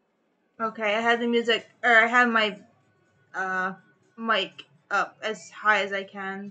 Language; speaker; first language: English; native; English